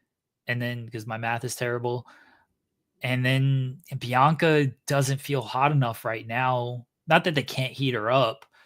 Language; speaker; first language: English; native; English